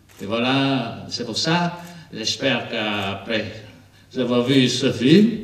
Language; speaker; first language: French; non-native, learner; Vietnamese